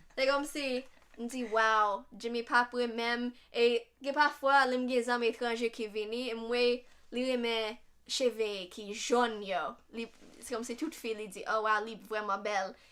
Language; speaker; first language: Haitian Creole; non-native, fluent; English